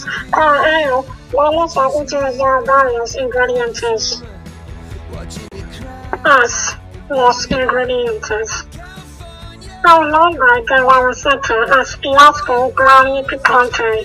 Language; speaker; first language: Spanish; non-native, learner; English